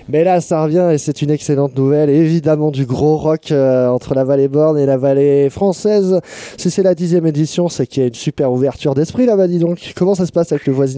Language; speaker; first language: French; native; French